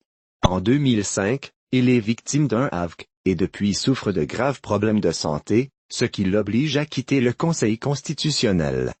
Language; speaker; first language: French; native; French